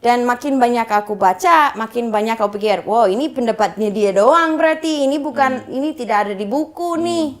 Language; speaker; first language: Indonesian; non-native, fluent; English